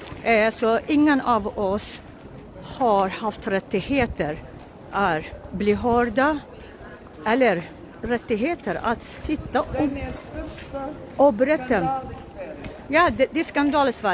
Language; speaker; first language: Swedish; non-native, local second language; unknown